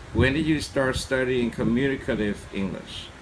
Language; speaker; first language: English; non-native, fluent; Vietnamese